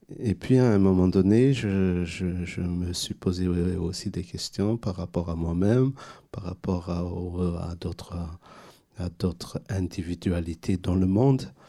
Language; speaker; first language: French; non-native, local second language; Malagasy